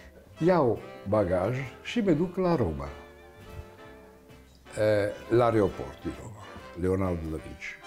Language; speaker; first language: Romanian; non-native, learner; Italian